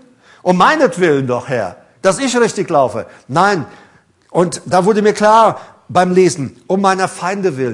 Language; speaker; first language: German; native; German